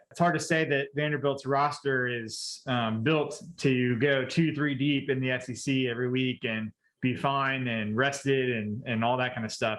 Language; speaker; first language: English; native; English